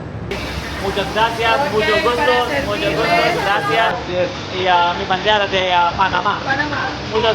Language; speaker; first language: Spanish; non-native, learner; Pashto